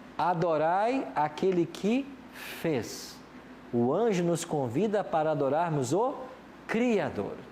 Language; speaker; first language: Portuguese; native; Portuguese